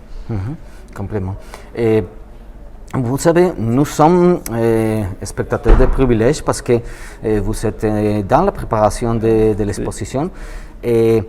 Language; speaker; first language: French; non-native, learner; Spanish